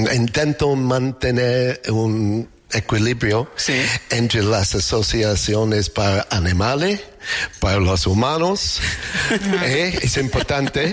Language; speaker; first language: Spanish; non-native, fluent; English